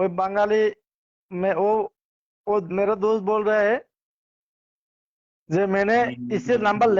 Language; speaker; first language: Hindi; non-native, learner; Bangla